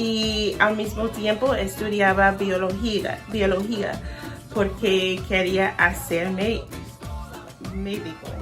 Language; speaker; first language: Spanish; non-native, learner; English